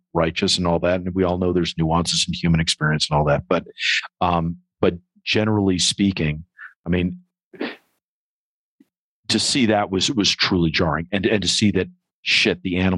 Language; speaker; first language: English; native; English